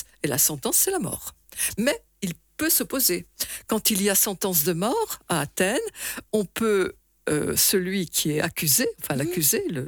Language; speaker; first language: French; native; French